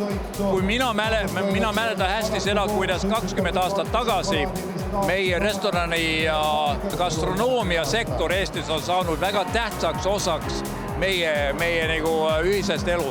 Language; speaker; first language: Estonian; non-native, fluent; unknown